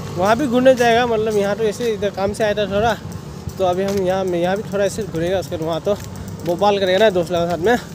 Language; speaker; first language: Hindi; non-native, local second language; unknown